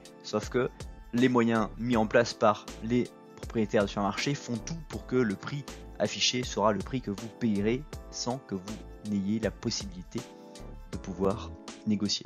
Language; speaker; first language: French; native; French